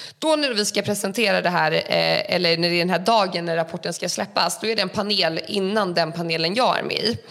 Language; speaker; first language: Swedish; native; Swedish